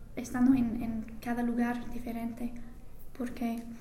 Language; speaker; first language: Spanish; non-native, fluent; English